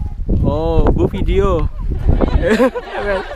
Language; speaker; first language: Turkish; non-native, learner; Indonesian